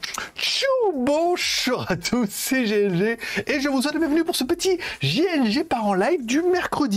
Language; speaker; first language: French; native; French